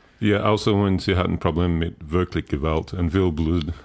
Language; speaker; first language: German; non-native, learner; English